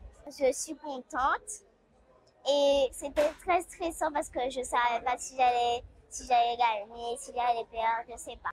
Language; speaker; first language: French; native; French